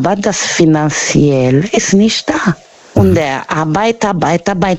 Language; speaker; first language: German; non-native, fluent; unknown